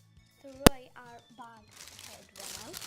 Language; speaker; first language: Welsh; non-native, local second language; English